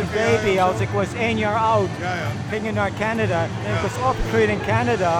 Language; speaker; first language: Dutch; non-native, fluent; English